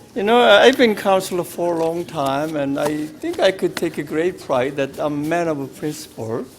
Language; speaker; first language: English; non-native, fluent; Korean